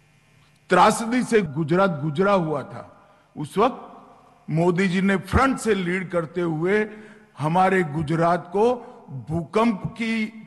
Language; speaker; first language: Hindi; non-native, local second language; Gujarati